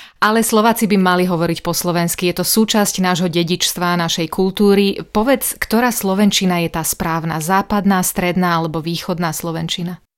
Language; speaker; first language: Slovak; native; Slovak